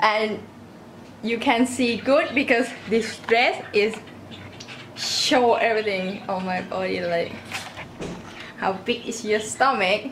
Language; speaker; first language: English; non-native, learner; Thai